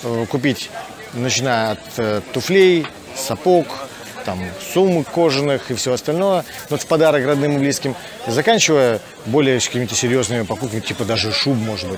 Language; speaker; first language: Russian; native; Russian